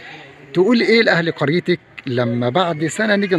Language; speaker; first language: Arabic; native; Arabic